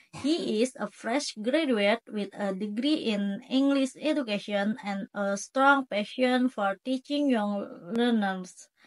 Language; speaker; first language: English; non-native, learner; Indonesian